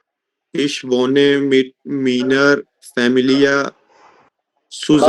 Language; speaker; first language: German; non-native, learner; Urdu